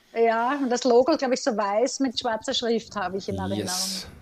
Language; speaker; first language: German; native; German